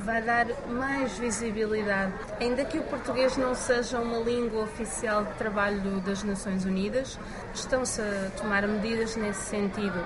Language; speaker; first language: Portuguese; native; Portuguese